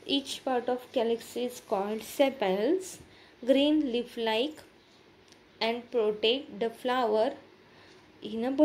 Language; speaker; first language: English; non-native, local second language; Marathi